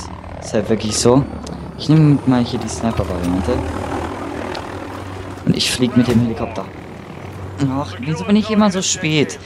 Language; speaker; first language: German; native; German